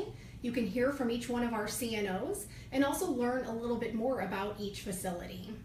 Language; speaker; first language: English; native; English